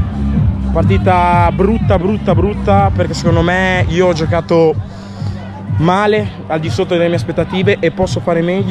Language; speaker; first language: Italian; early bilingual, other home language; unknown